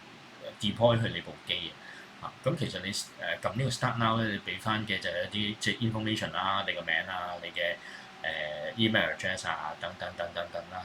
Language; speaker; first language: Cantonese; native; Cantonese